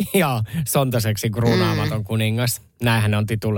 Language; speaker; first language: Finnish; native; Finnish